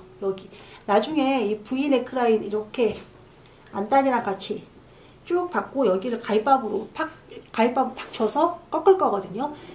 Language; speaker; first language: Korean; native; Korean